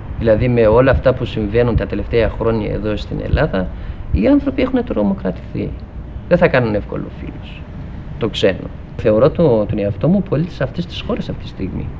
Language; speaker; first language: Greek; non-native, fluent; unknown